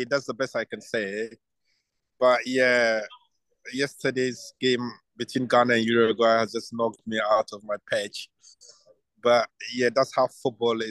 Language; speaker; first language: English; non-native, local second language; Akan